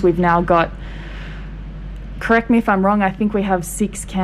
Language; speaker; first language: English; native; English